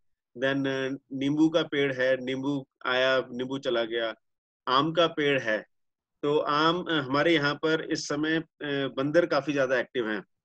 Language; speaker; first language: Hindi; native; Hindi